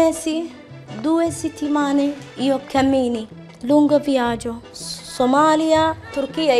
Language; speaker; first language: Italian; non-native, learner; Somali